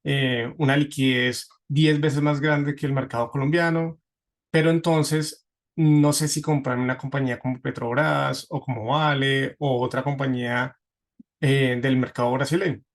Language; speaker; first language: Spanish; native; Spanish